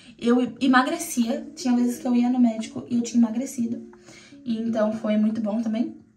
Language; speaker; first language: Portuguese; native; Portuguese